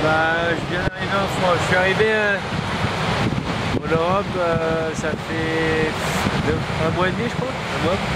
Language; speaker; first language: French; early bilingual, heritage; French